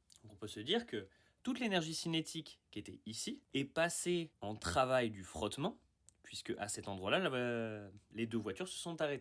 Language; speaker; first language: French; native; French